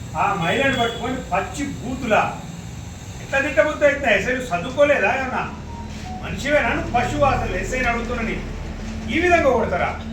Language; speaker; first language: Telugu; native; Telugu